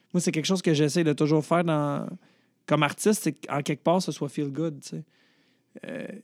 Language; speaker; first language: French; native; French